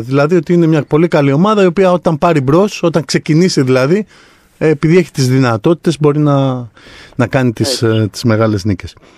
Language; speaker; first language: Greek; native; Greek